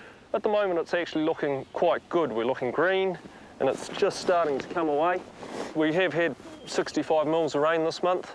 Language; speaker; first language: English; native; English